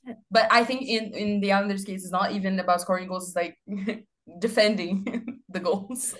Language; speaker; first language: English; non-native, fluent; Portuguese